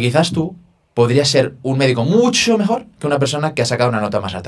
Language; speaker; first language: Spanish; native; Spanish